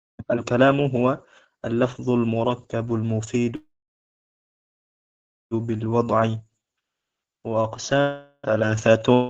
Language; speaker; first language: Arabic; non-native, fluent; Indonesian